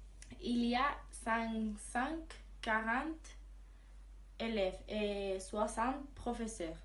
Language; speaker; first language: French; non-native, learner; Spanish